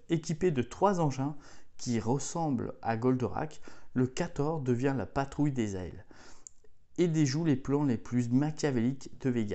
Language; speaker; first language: French; native; French